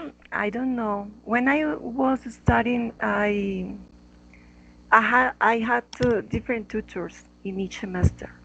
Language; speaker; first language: English; non-native, learner; Spanish